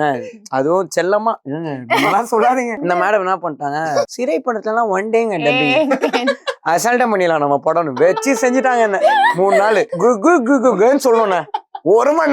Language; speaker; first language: Tamil; native; Tamil